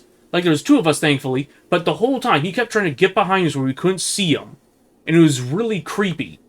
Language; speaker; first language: English; native; English